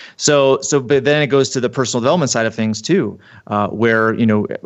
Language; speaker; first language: English; native; English